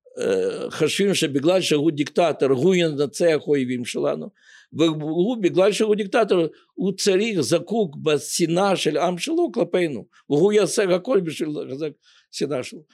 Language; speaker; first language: Hebrew; non-native, fluent; Russian